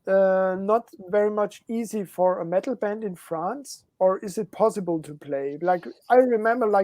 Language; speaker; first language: English; non-native, fluent; German